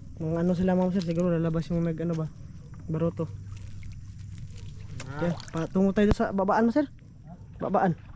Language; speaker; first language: Filipino; native; Filipino